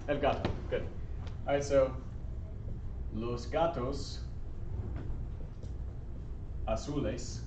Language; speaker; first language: Spanish; non-native, learner; English